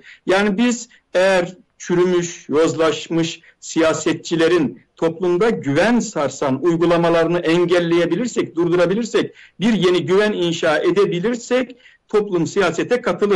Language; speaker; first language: Turkish; native; Turkish